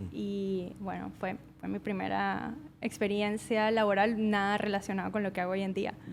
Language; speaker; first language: Spanish; native; Spanish